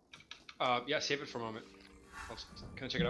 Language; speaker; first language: English; native; English